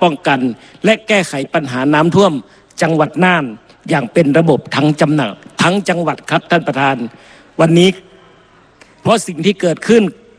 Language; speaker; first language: Thai; native; Thai